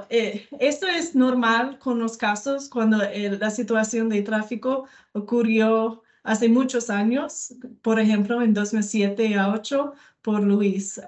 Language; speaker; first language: Spanish; non-native, learner; English